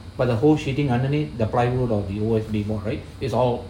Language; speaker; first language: English; non-native, local second language; Punjabi